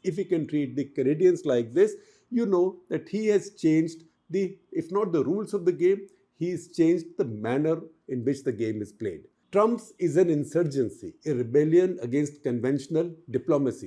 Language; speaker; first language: English; non-native, local second language; Hindi